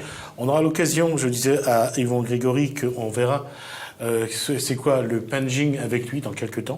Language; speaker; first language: French; native; French